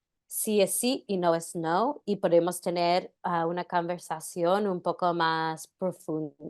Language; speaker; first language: Spanish; non-native, fluent; English